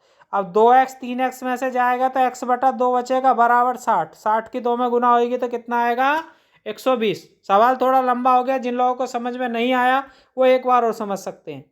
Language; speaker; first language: Hindi; native; Hindi